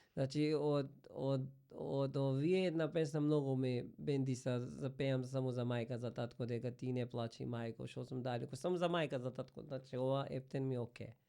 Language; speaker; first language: Macedonian; non-native, fluent; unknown